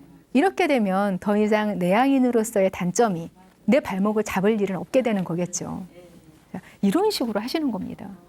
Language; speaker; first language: Korean; native; Korean